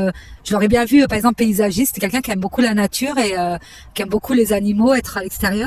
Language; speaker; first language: French; native; French